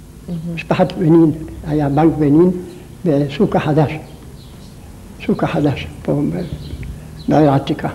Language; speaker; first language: Hebrew; non-native, local second language; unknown